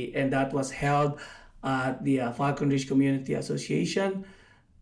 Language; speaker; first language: English; non-native, local second language; Filipino